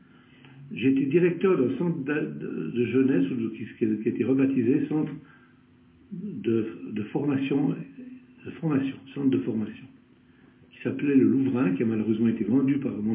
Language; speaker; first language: French; native; French